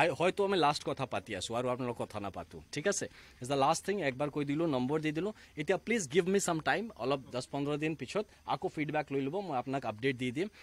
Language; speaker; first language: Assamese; non-native, fluent; Hindi